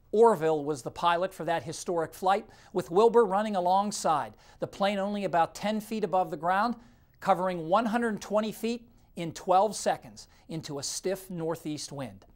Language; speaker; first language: English; native; English